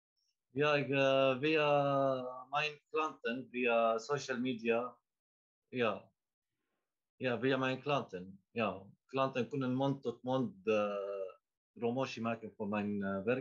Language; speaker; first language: Dutch; non-native, learner; Arabic